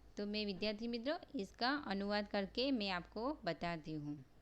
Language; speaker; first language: Hindi; non-native, local second language; Gujarati